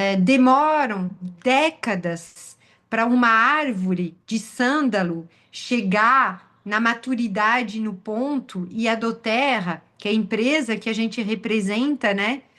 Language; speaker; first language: Portuguese; non-native, fluent; French